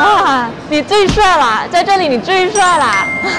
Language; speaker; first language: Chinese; non-native, learner; Thai